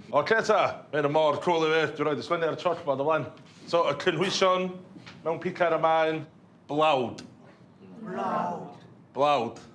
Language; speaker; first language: Welsh; native; Welsh